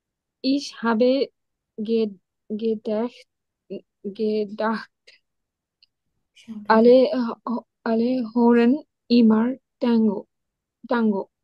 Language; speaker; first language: German; non-native, learner; Bangla